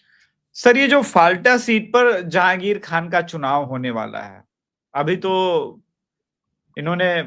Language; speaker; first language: Hindi; native; Hindi